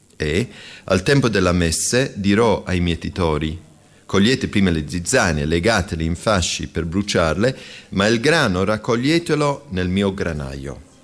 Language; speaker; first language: Italian; non-native, fluent; English